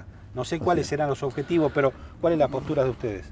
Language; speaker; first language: Spanish; native; Spanish